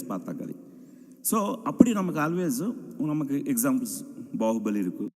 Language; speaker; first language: Tamil; non-native, fluent; Telugu